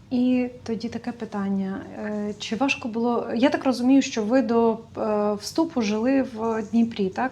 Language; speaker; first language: Ukrainian; native; Ukrainian